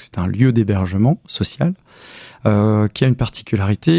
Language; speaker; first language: French; native; French